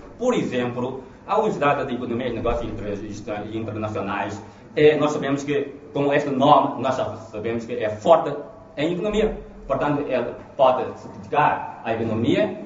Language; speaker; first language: Portuguese; non-native, fluent; Chinese